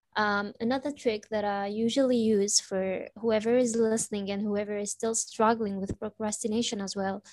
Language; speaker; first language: English; non-native, fluent; Arabic